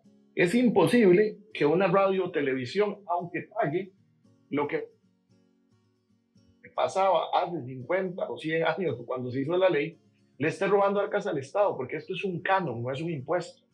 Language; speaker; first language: Spanish; native; Spanish